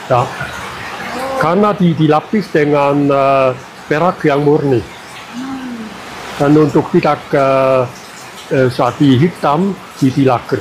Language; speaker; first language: Indonesian; non-native, fluent; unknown